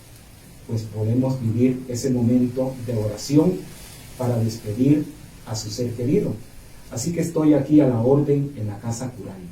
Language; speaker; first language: Spanish; native; Spanish